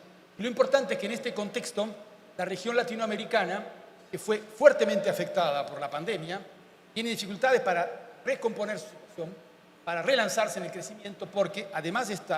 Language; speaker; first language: Spanish; native; Spanish